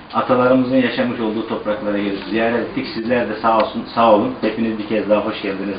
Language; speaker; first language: Turkish; native; Turkish